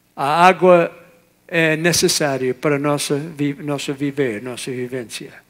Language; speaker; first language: Portuguese; non-native, fluent; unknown